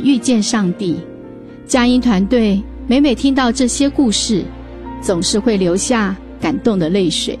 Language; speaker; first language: Chinese; native; Chinese